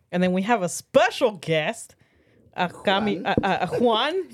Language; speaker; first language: English; early bilingual, other home language; Spanish